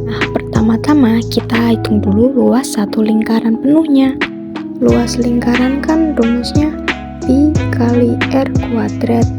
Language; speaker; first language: Indonesian; native; Indonesian